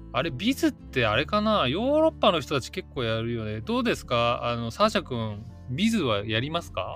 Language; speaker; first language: Japanese; native; Japanese